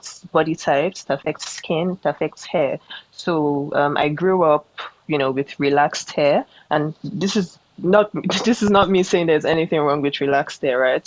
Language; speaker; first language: English; non-native, local second language; Yoruba